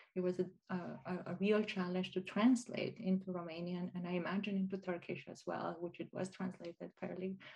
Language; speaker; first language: English; non-native, fluent; Romanian